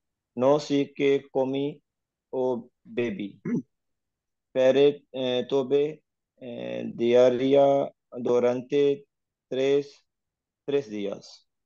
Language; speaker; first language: Spanish; non-native, learner; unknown